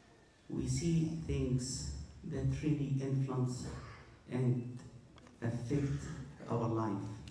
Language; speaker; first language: English; non-native, fluent; Arabic